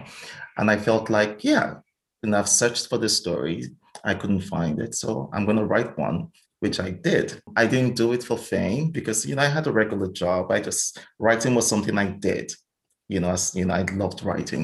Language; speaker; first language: English; non-native, local second language; Igbo